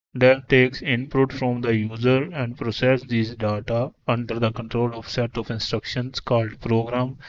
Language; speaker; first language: English; non-native, local second language; Punjabi